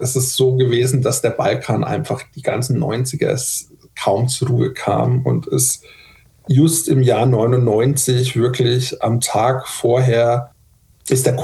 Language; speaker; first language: German; native; German